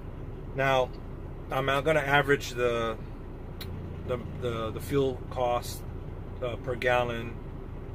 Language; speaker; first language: English; native; English